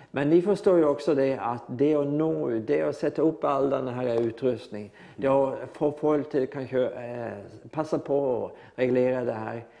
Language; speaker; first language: Swedish; non-native, fluent; Norwegian